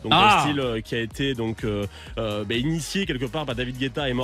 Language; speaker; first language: French; native; French